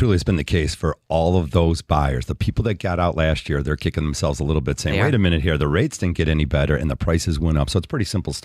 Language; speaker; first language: English; native; English